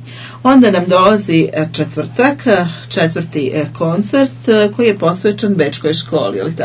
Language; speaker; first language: Serbian; native; Serbian